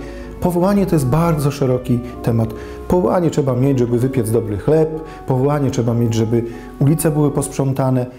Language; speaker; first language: Polish; native; Polish